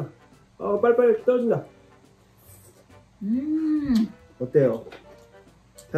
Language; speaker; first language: Vietnamese; non-native, learner; Korean